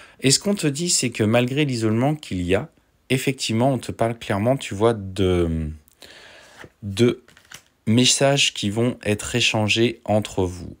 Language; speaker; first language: French; native; French